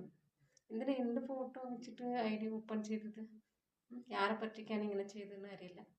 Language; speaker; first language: Malayalam; non-native, local second language; Tamil